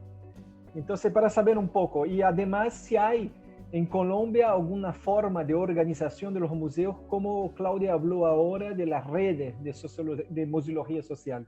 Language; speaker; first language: Spanish; non-native, fluent; Portuguese